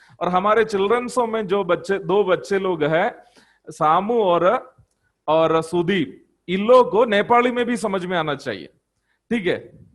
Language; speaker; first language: Hindi; non-native, local second language; Malayalam